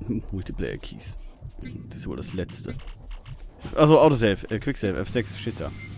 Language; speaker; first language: German; native; German